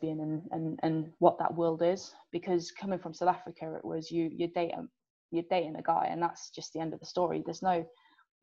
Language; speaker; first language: English; native; English